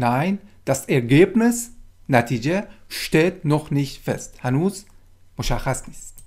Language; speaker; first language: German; non-native, fluent; Persian